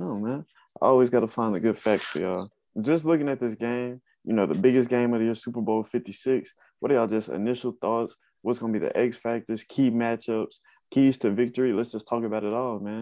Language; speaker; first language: English; native; English